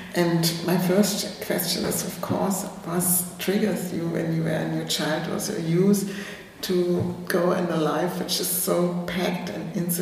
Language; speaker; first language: English; non-native, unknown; German